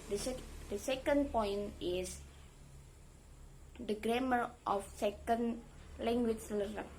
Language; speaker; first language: English; non-native, learner; Indonesian